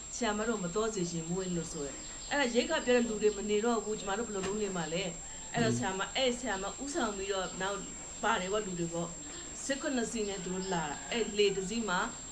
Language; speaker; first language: Burmese; native; Burmese